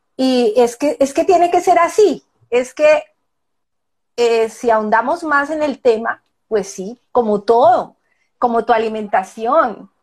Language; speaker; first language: Spanish; native; Spanish